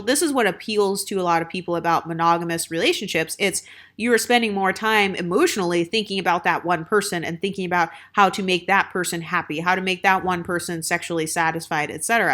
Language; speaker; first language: English; native; English